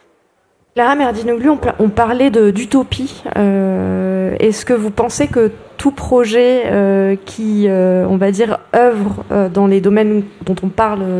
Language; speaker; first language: French; native; French